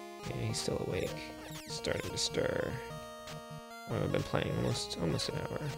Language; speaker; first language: English; native; English